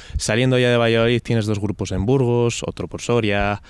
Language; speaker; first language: Spanish; native; Spanish